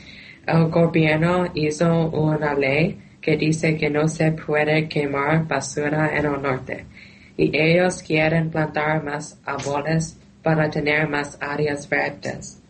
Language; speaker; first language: Spanish; non-native, learner; Thai